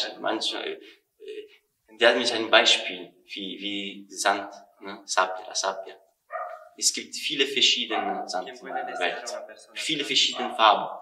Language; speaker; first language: German; non-native, learner; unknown